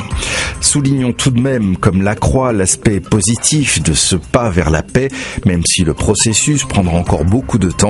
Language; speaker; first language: French; native; French